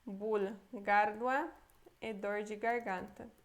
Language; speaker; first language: Portuguese; non-native, fluent; Polish